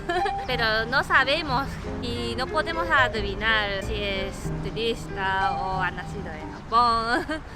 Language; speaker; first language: Spanish; non-native, fluent; Japanese